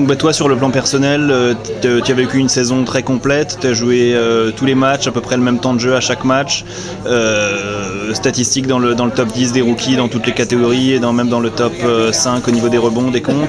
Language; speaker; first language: French; native; French